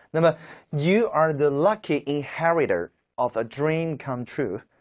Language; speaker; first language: English; non-native, fluent; Chinese